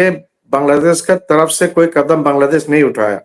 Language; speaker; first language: Hindi; non-native, learner; Bangla